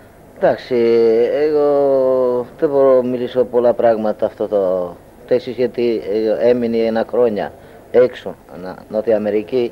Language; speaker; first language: Greek; non-native, learner; Hungarian